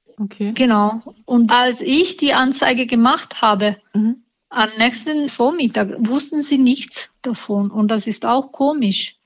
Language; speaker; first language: German; non-native, learner; Italian